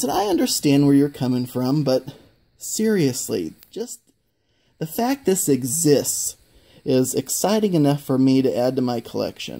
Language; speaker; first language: English; native; English